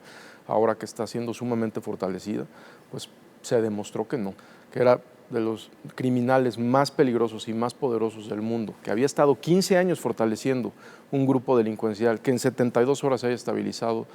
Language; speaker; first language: Spanish; native; Spanish